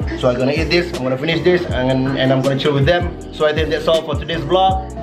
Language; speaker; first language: English; non-native, local second language; Malay